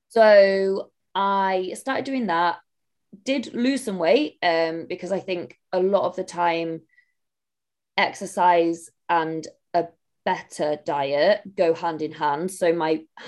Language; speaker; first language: English; native; English